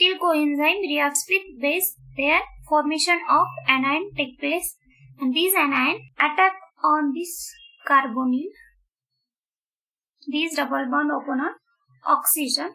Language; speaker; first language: English; non-native, local second language; Marathi